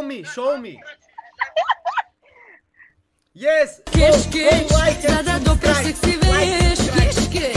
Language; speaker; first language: English; non-native, learner; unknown